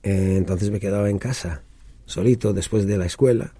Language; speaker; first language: Spanish; early bilingual, other home language; Hebrew